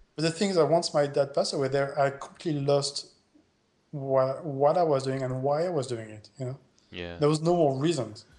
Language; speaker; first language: English; non-native, fluent; French